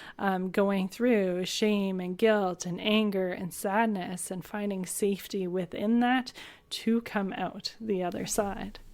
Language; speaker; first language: English; native; English